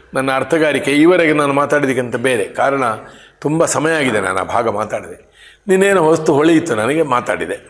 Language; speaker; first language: Kannada; non-native, local second language; Marathi